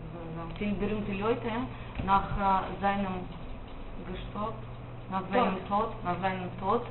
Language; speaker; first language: German; non-native, learner; Russian